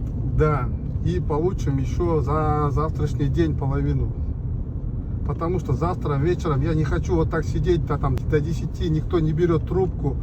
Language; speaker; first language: Russian; non-native, local second language; Kyrgyz